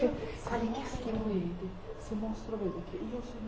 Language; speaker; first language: Italian; non-native, fluent; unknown